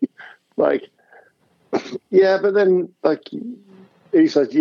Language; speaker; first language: English; native; English